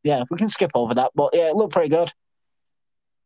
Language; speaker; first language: English; native; English